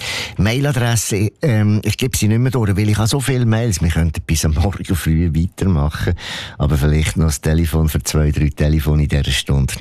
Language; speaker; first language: German; native; German